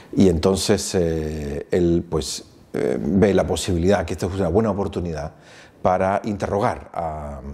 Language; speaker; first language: Spanish; native; Spanish